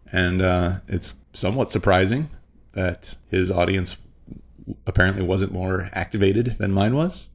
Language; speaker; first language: English; native; English